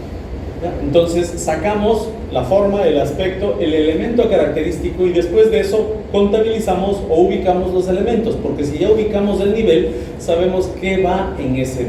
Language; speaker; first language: Spanish; native; Spanish